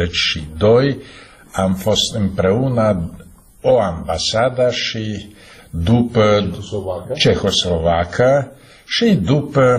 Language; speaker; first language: Romanian; non-native, fluent; Czech